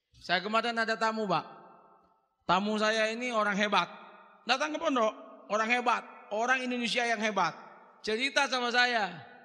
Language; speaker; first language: Indonesian; non-native, local second language; Madurese